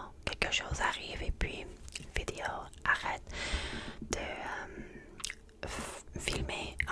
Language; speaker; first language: French; non-native, learner; English